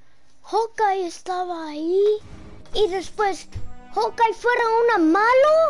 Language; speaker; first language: Spanish; early bilingual, heritage; English